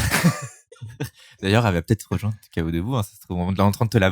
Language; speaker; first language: French; native; French